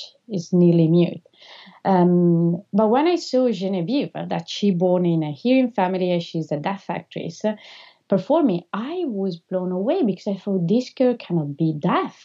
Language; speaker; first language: English; non-native, fluent; Italian